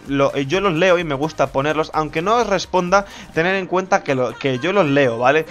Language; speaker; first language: Spanish; native; Spanish